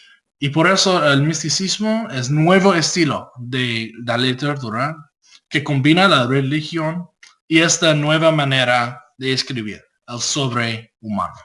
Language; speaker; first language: Spanish; non-native, learner; English